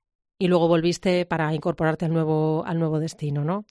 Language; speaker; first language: Spanish; native; Spanish